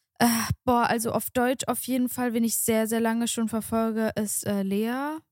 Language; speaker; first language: German; native; German